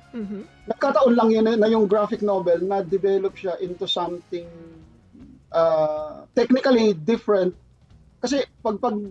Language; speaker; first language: Filipino; native; Filipino